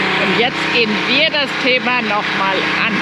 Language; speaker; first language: German; native; German